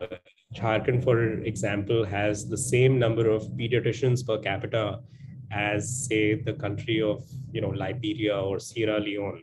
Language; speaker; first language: English; non-native, local second language; Hindi